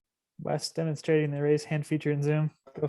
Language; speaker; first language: English; native; English